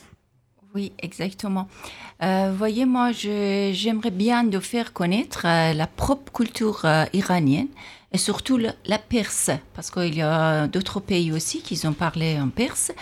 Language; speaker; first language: French; non-native, fluent; Persian